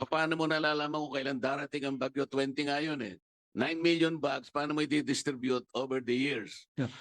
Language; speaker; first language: Filipino; non-native, local second language; Pampanga